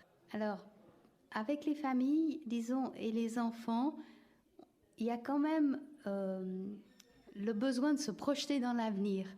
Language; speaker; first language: French; native; French